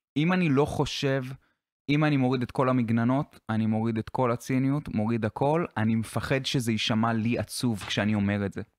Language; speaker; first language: Hebrew; native; Hebrew